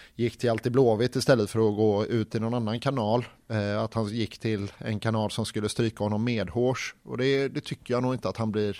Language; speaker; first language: Swedish; native; Swedish